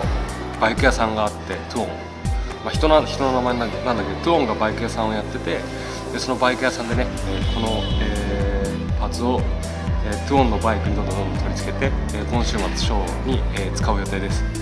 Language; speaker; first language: Japanese; native; Japanese